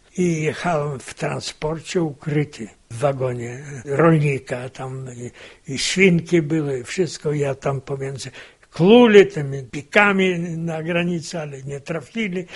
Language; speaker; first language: Polish; native; Polish